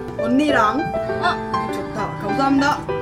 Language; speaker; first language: Korean; non-native, learner; Japanese